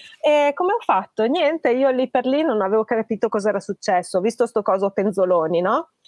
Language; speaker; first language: Italian; native; Italian